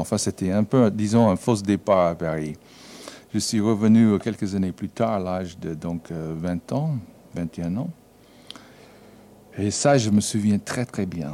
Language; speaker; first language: French; non-native, fluent; English